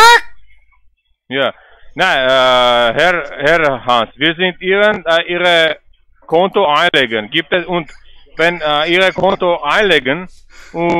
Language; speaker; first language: German; non-native, learner; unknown